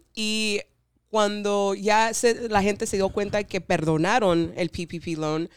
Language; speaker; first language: Spanish; early bilingual, heritage; Spanish